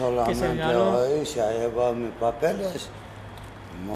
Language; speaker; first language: Spanish; non-native, learner; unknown